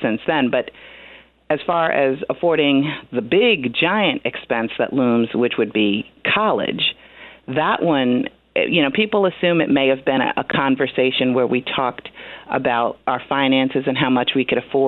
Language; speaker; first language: English; native; English